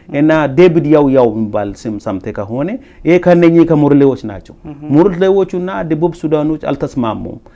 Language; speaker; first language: Amharic; non-native, local second language; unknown